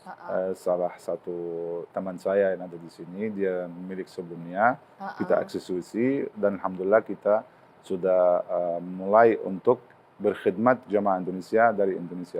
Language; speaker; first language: Indonesian; non-native, learner; Arabic